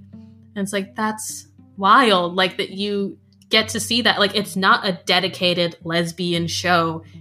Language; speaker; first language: English; native; English